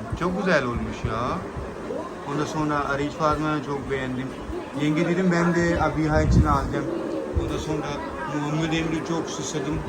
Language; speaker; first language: Turkish; non-native, learner; Urdu